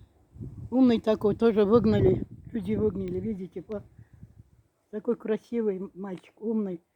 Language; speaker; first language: Russian; non-native, fluent; Azerbaijani